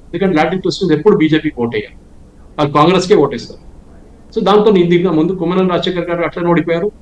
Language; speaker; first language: Telugu; non-native, local second language; Malayalam